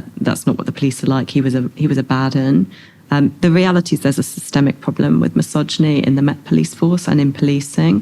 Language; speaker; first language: English; native; English